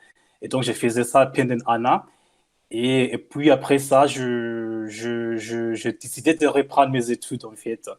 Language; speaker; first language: French; non-native, fluent; English